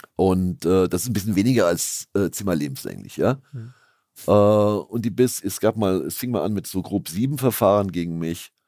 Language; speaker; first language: German; native; German